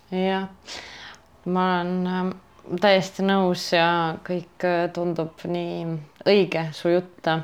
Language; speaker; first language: Estonian; native; Estonian